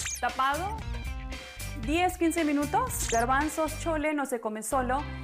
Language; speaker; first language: Spanish; non-native, fluent; Hindi